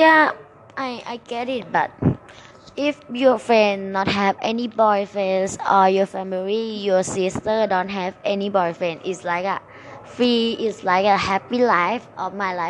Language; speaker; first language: English; non-native, learner; Thai